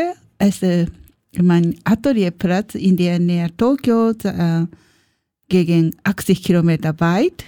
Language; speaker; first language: German; non-native, learner; Japanese